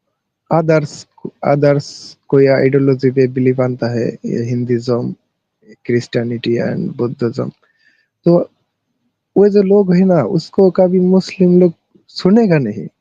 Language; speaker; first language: Hindi; non-native, learner; Bangla